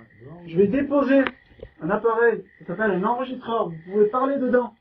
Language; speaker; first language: French; native; French